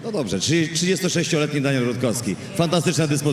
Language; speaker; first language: Polish; native; Polish